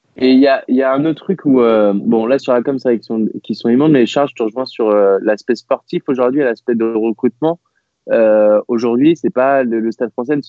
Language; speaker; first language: French; native; French